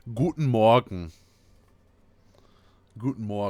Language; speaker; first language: German; non-native, fluent; English